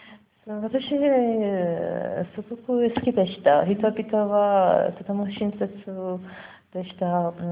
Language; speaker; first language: Japanese; non-native, learner; Persian